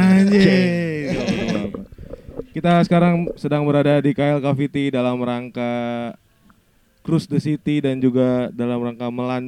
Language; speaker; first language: Indonesian; native; Indonesian